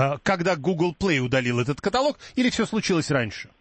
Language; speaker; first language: Russian; native; Russian